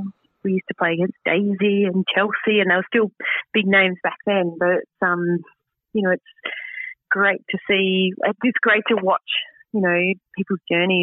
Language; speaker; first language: English; native; English